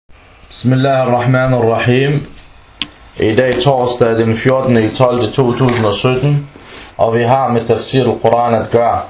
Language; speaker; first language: Danish; non-native, fluent; Arabic